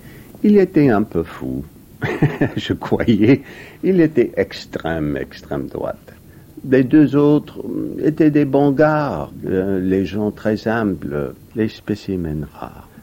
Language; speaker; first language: French; non-native, fluent; English